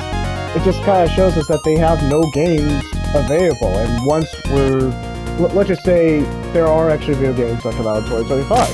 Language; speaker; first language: English; native; English